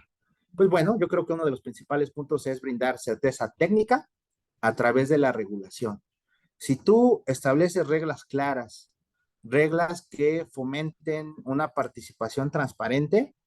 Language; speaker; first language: Spanish; native; Spanish